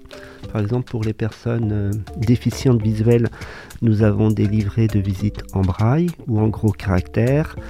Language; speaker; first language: French; native; French